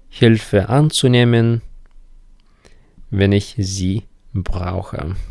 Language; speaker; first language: German; non-native, fluent; Ukrainian